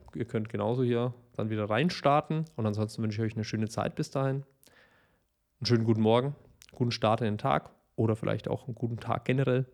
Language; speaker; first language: German; native; German